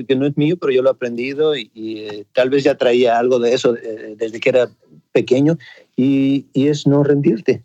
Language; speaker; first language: Spanish; native; Spanish